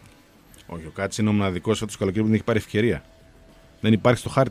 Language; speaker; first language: Greek; native; Greek